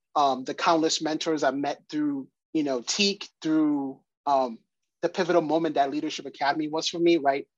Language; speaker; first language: English; early bilingual, other home language; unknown